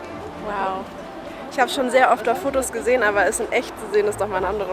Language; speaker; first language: German; native; German